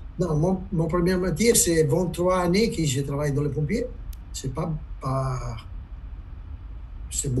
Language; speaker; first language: French; non-native, learner; Italian